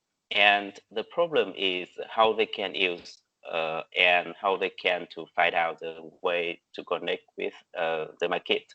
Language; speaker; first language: English; non-native, learner; Vietnamese